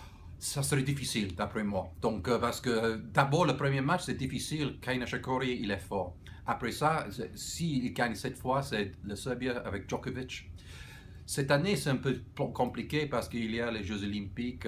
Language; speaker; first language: French; non-native, fluent; English